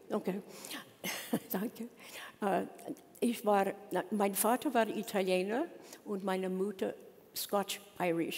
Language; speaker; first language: German; non-native, learner; English